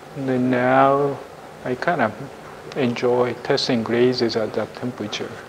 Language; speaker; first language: English; non-native, fluent; Japanese